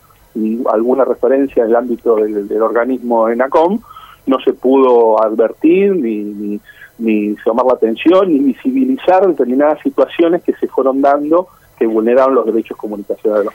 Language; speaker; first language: Spanish; native; Spanish